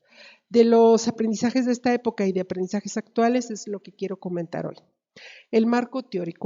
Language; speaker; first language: Spanish; native; Spanish